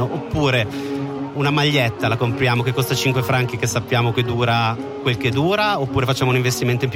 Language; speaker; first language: Italian; native; Italian